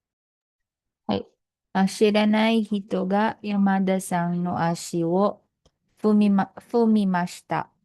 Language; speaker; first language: Japanese; non-native, learner; Filipino